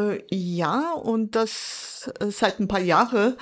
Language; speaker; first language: German; non-native, fluent; Portuguese